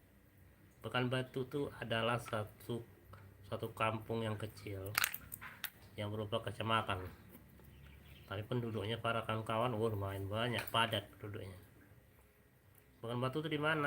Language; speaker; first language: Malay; non-native, local second language; Minangkabau